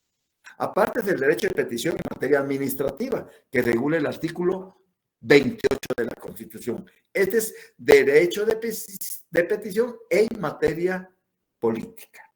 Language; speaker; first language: Spanish; native; Spanish